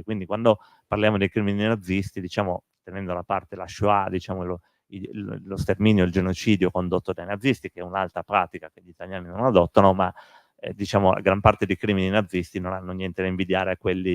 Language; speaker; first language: Italian; native; Italian